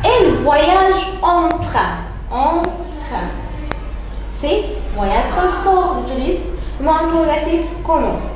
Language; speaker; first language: French; non-native, fluent; Arabic